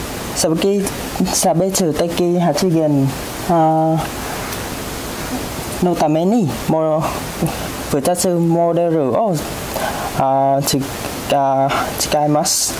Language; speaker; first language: Japanese; non-native, learner; Vietnamese